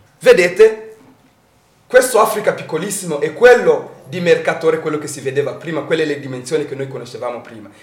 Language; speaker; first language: Italian; non-native, fluent; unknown